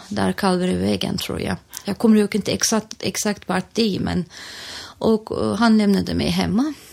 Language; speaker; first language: Swedish; non-native, fluent; Turkish